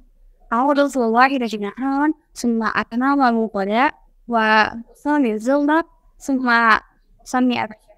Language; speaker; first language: Arabic; non-native, learner; Indonesian